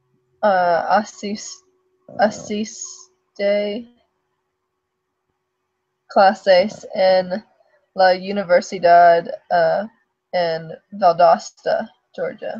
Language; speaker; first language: Spanish; non-native, learner; English